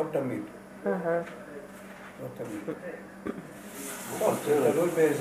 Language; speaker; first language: Hebrew; non-native, fluent; Hungarian